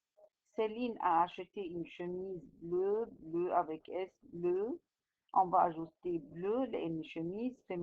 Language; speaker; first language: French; non-native, fluent; Arabic